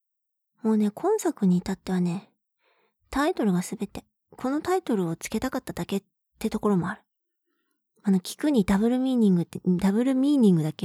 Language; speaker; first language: Japanese; native; Japanese